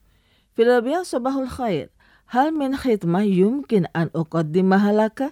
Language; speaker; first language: Arabic; non-native, fluent; Indonesian